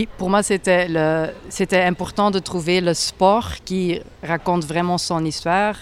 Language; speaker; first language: French; non-native, local second language; Dutch